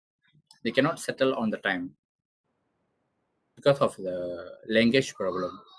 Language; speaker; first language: English; non-native, local second language; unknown